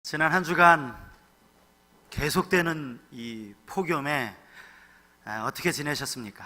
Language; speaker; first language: Korean; native; Korean